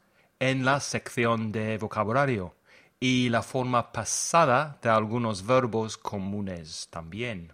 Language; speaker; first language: Spanish; non-native, fluent; English